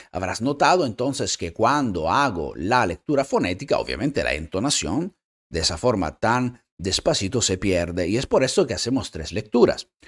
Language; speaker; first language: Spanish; non-native, fluent; Italian